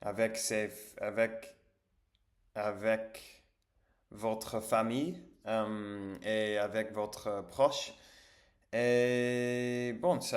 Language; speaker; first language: French; non-native, learner; English